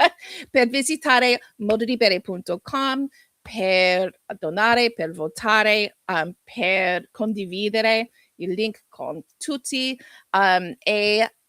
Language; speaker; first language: Italian; non-native, learner; English